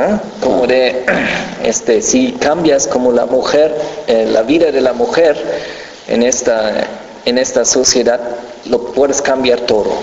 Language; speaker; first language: Spanish; non-native, fluent; German